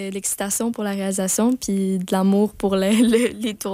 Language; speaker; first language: French; native; French